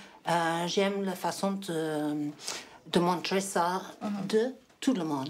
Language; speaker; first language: French; non-native, learner; English